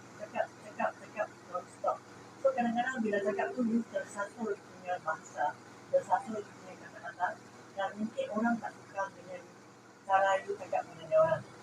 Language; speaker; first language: Malay; non-native, local second language; Chinese